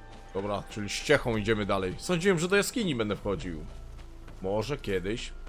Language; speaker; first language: Polish; native; Polish